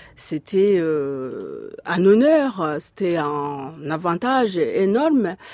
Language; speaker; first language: French; non-native, local second language; Kinyarwanda